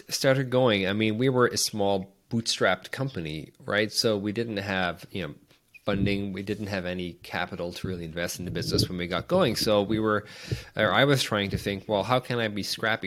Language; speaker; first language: English; native; English